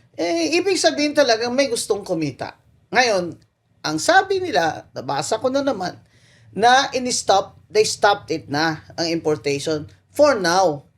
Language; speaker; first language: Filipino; non-native, local second language; Hiligaynon